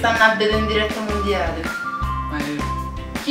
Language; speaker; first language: Italian; native; Italian